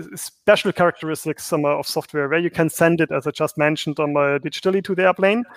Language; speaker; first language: English; non-native, fluent; German